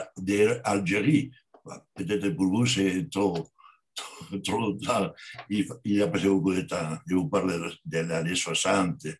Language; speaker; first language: French; non-native, learner; Spanish